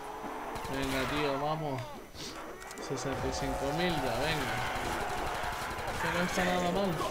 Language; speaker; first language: Spanish; native; Spanish